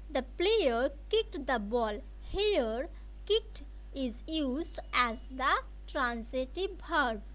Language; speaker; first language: English; non-native, local second language; Bangla